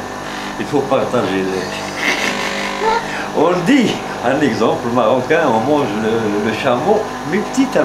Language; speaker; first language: French; non-native, local second language; Arabic